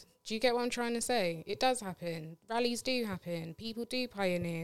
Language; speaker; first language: English; native; English